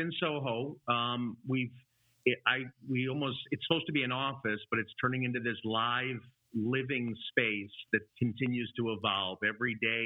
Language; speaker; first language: English; native; English